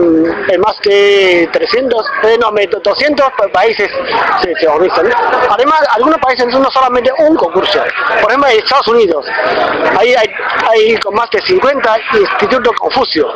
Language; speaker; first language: Spanish; non-native, fluent; Chinese